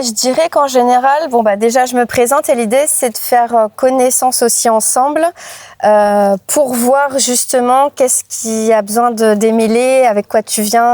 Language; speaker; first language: French; native; French